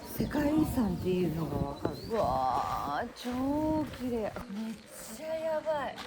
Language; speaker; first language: Japanese; native; Japanese